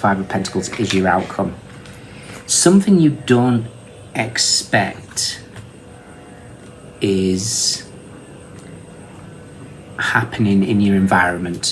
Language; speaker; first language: English; native; English